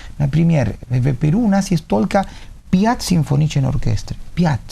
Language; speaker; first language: Russian; non-native, learner; Spanish